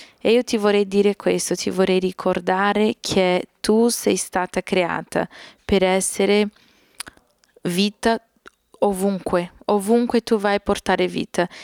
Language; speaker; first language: Italian; non-native, fluent; Portuguese